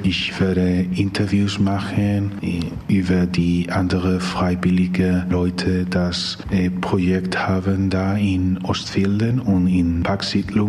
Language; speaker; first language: German; non-native, learner; Spanish